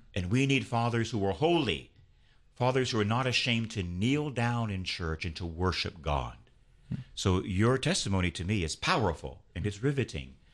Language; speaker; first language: English; native; English